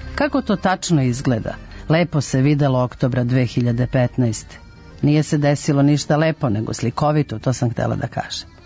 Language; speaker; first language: Serbian; native; Serbian